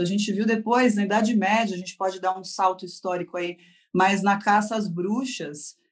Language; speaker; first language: Portuguese; native; Portuguese